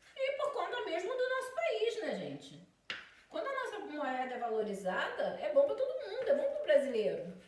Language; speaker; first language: Portuguese; native; Portuguese